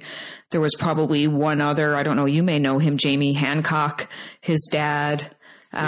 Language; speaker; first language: English; native; English